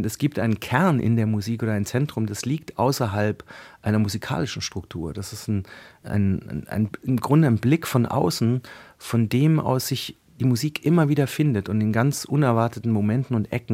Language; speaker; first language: German; native; German